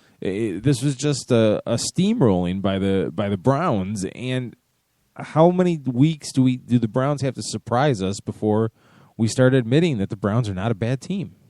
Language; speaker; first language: English; native; English